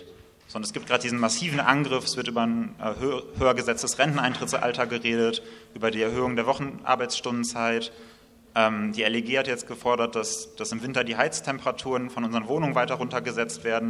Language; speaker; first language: German; native; German